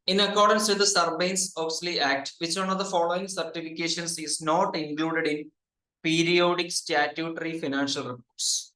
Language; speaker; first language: English; non-native, local second language; Malayalam